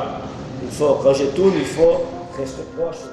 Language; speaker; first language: French; non-native, learner; Portuguese